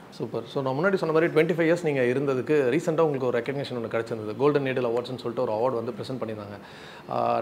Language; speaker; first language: Tamil; native; Tamil